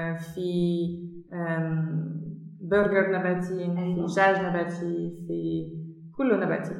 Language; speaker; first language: Arabic; non-native, learner; German